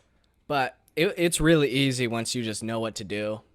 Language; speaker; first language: English; native; English